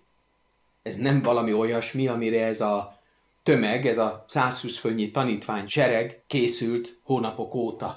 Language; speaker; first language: Hungarian; native; Hungarian